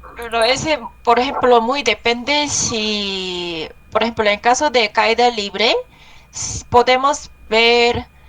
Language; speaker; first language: Spanish; non-native, learner; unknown